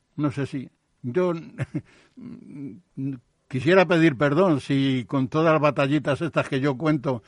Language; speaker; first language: Spanish; native; Spanish